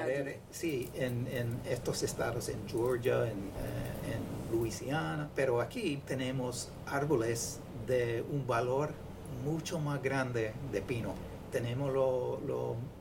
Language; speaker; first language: Spanish; non-native, fluent; English